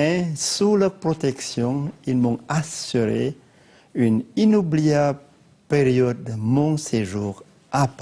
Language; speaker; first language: French; non-native, learner; Lao